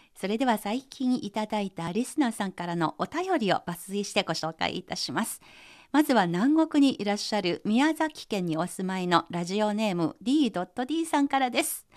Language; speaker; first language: Japanese; non-native, fluent; Chinese